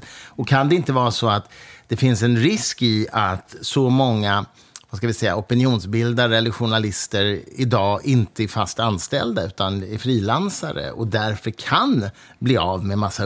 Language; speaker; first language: Swedish; native; Swedish